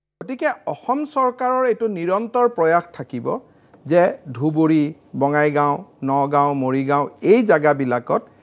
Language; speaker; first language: Assamese; native; Assamese